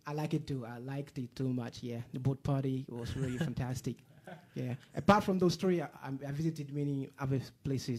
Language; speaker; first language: English; non-native, fluent; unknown